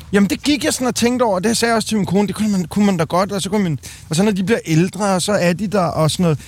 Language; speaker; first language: Danish; native; Danish